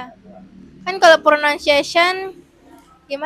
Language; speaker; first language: Indonesian; non-native, local second language; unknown